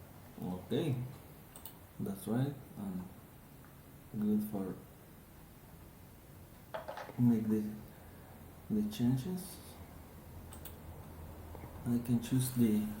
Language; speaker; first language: English; non-native, learner; Spanish